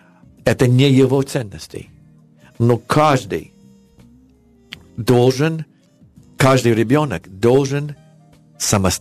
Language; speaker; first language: Russian; non-native, learner; English